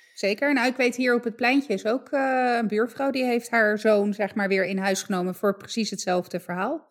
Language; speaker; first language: Dutch; native; Dutch